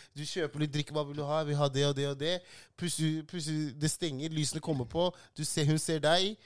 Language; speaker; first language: Norwegian; early bilingual, other home language; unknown